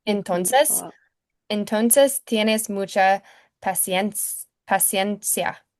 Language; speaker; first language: Spanish; non-native, learner; English